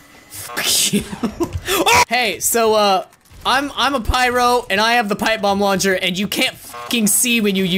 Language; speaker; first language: English; native; English